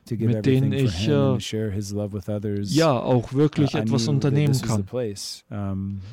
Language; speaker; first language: German; non-native, fluent; English